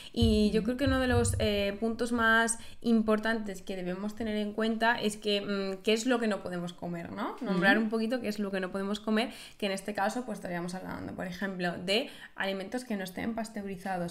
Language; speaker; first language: Spanish; native; Spanish